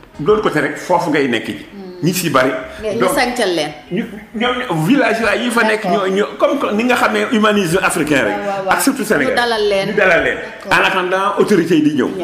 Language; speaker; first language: Wolof; non-native, local second language; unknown